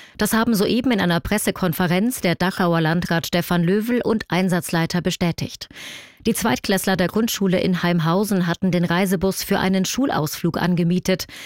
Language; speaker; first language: German; native; German